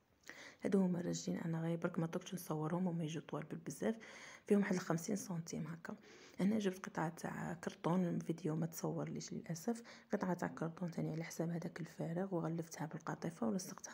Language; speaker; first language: Arabic; native; Arabic